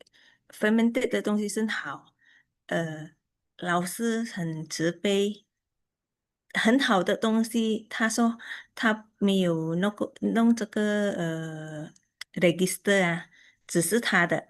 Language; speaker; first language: Chinese; early bilingual, heritage; Chinese